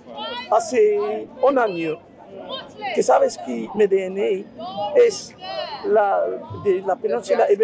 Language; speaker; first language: Spanish; non-native, fluent; Arabic